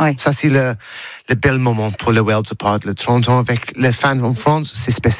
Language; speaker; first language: French; non-native, learner; English